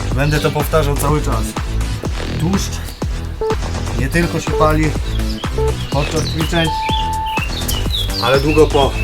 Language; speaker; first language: Polish; native; Polish